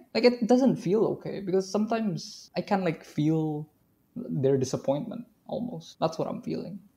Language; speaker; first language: English; non-native, fluent; Indonesian